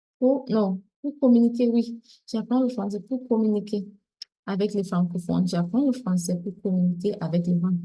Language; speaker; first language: French; non-native, fluent; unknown